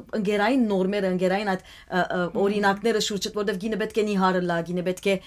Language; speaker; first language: Armenian; native; Armenian